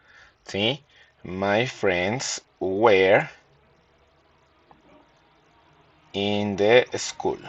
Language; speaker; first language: English; non-native, fluent; Spanish